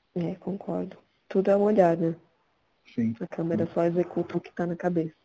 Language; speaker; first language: Portuguese; native; Portuguese